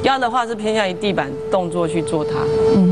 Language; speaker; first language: Chinese; native; Chinese